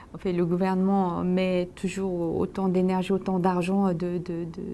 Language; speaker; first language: French; non-native, fluent; Korean